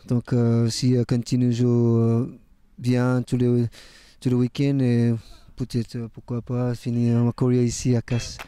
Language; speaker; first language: French; non-native, learner; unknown